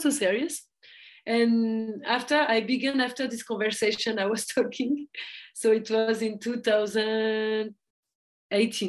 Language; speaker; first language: English; non-native, fluent; French